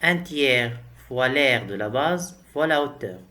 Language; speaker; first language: French; non-native, local second language; Arabic